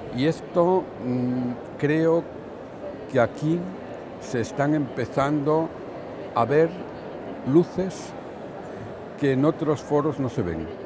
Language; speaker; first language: Spanish; native; Spanish